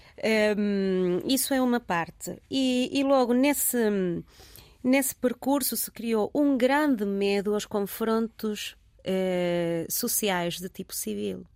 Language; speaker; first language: Portuguese; early bilingual, heritage; Portuguese